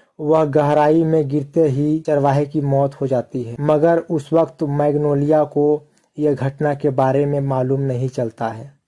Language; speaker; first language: Hindi; native; Hindi